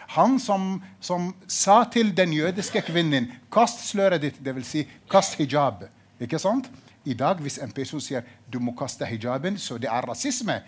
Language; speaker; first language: Norwegian; non-native, fluent; Arabic